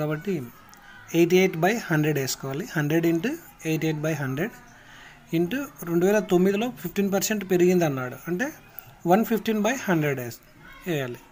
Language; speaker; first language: Telugu; native; Telugu